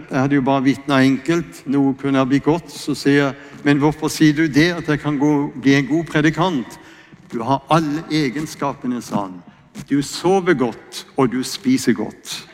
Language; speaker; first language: Norwegian; native; Norwegian